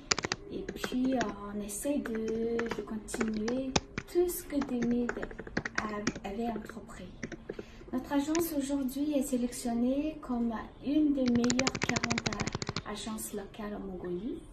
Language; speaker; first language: French; non-native, fluent; Mongolian